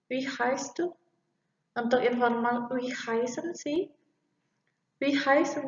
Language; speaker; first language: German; non-native, learner; Indonesian